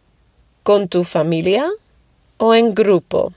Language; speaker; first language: Spanish; non-native, fluent; Dutch